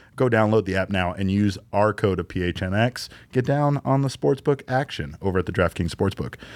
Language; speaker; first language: English; native; English